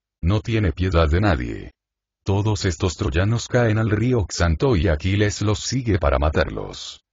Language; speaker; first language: Spanish; native; Spanish